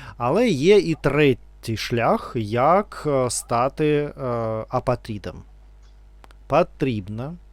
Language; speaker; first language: Ukrainian; non-native, local second language; Russian